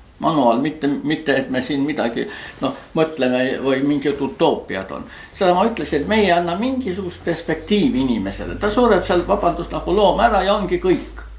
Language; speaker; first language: Estonian; native; Estonian